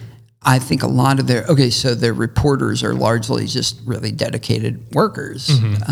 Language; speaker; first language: English; native; English